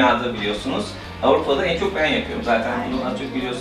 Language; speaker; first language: Turkish; native; Turkish